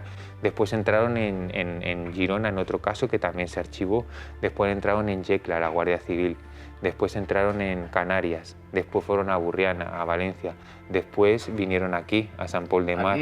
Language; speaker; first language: Spanish; native; Spanish